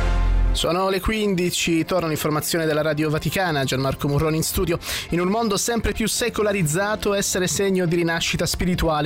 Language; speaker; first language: Italian; native; Italian